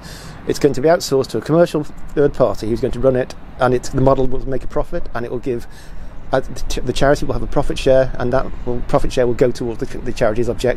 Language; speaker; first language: English; native; English